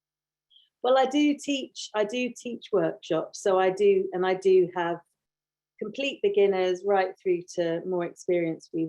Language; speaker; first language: English; native; English